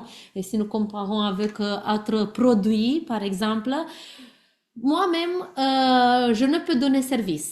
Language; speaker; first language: French; non-native, learner; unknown